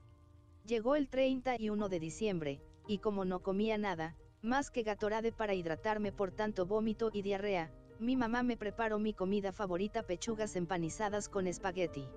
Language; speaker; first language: Spanish; native; Spanish